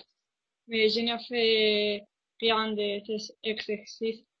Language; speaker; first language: French; non-native, learner; Spanish